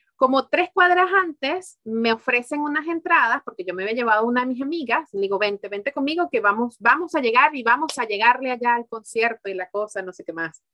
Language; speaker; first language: Spanish; native; Spanish